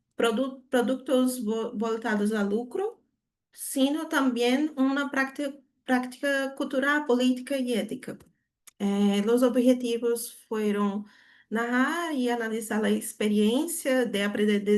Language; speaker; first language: Spanish; non-native, learner; Portuguese